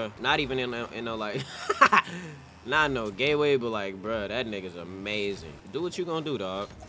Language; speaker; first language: English; native; English